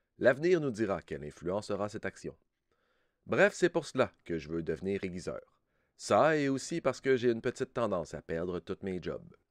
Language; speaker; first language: French; native; French